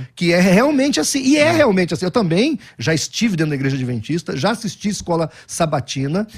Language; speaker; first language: Portuguese; native; Portuguese